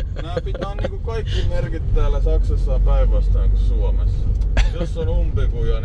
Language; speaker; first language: Finnish; native; Finnish